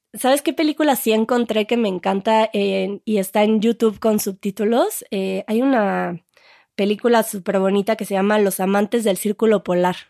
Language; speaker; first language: Spanish; native; Spanish